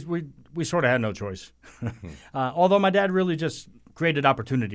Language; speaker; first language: English; native; English